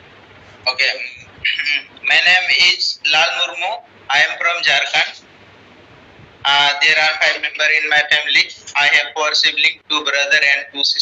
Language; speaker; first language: English; non-native, learner; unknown